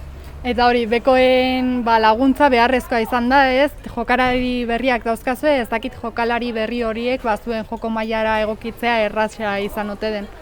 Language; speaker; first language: Basque; native; Basque